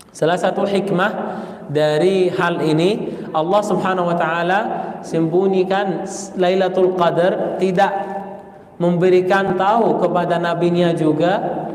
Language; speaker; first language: Indonesian; non-native, fluent; Arabic